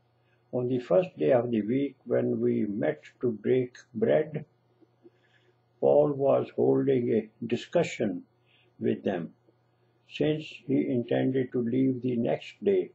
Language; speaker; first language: English; non-native, local second language; Punjabi